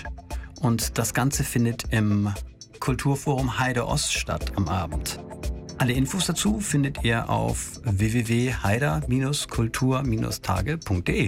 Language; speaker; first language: German; native; German